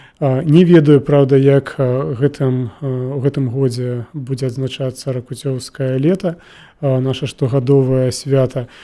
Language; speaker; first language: Belarusian; native; Belarusian